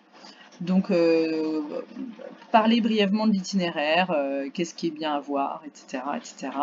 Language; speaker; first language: French; native; French